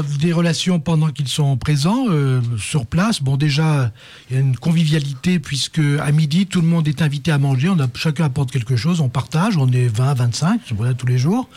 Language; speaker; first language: French; native; French